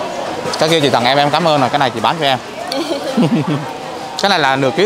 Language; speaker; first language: Vietnamese; native; Vietnamese